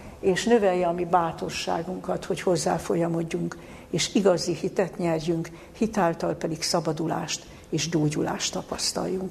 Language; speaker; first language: Hungarian; native; Hungarian